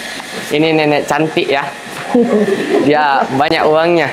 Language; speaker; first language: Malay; early bilingual, heritage; Malay